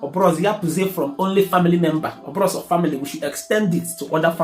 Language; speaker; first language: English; non-native, local second language; Igbo